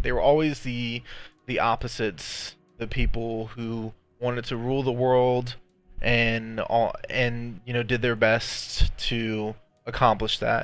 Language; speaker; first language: English; native; English